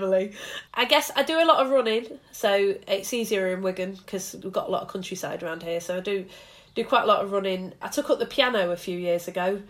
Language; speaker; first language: English; native; English